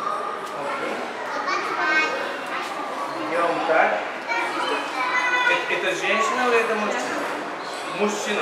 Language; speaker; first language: Russian; non-native, learner; Bulgarian